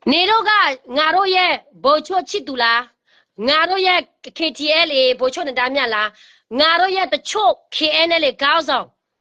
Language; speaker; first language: Burmese; non-native, local second language; S'gaw Karen